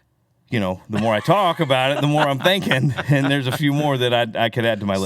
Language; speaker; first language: English; native; English